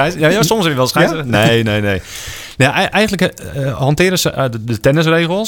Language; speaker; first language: Dutch; native; Dutch